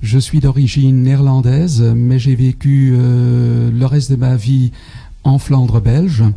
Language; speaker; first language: French; non-native, fluent; Dutch